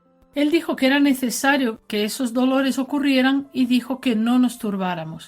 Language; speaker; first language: Spanish; native; Spanish